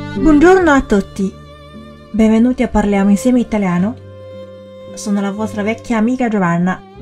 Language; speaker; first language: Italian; non-native, fluent; Chinese